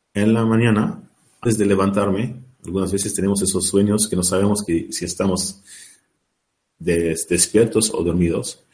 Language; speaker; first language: Spanish; non-native, learner; Arabic